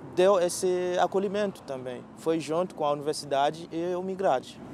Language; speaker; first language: Portuguese; non-native, fluent; Haitian Creole